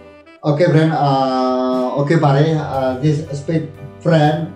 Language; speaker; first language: English; non-native, learner; Indonesian